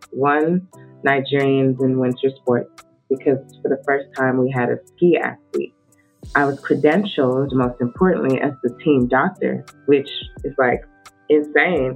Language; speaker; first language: English; native; English